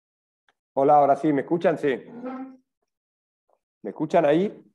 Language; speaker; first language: Spanish; native; Spanish